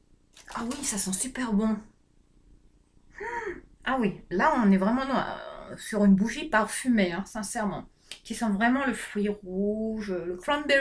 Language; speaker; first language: French; native; French